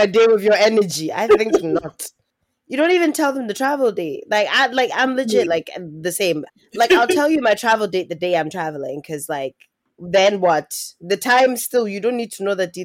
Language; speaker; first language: English; native; English